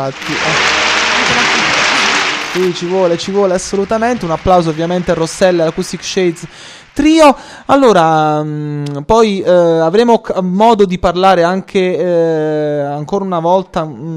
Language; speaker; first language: Italian; native; Italian